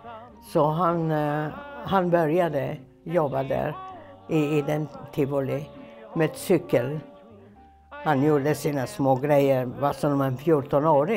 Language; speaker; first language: Swedish; non-native, fluent; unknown